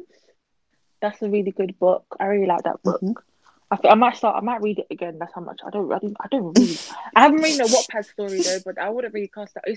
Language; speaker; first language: English; native; English